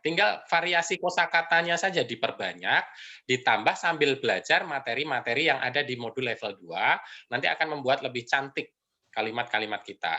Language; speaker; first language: Indonesian; native; Indonesian